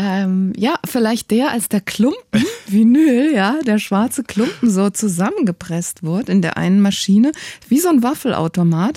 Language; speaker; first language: German; native; German